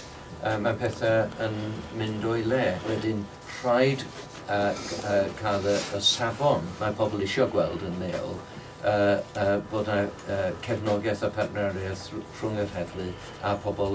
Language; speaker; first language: Welsh; non-native, local second language; English